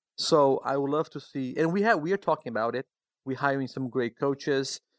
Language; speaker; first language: English; non-native, fluent; Portuguese